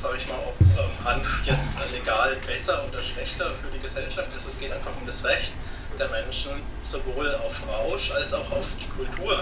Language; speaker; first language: German; native; German